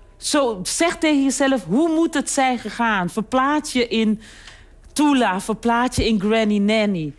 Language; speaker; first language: Dutch; native; Dutch